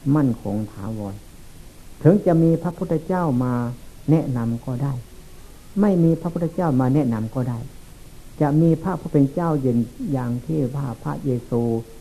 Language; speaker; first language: Thai; non-native, local second language; Lao